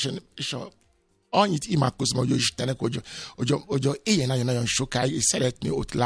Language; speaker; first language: Hungarian; non-native, learner; Yoruba